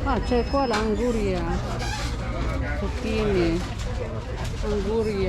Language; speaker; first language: Italian; non-native, learner; Filipino